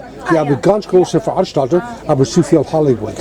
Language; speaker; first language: German; non-native, fluent; English